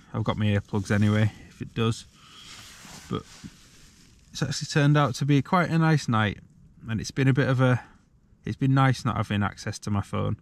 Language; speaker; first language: English; native; English